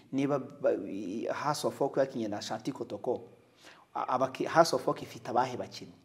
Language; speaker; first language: Kinyarwanda; native; Kinyarwanda